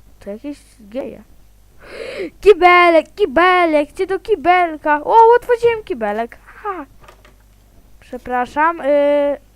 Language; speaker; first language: Polish; native; Polish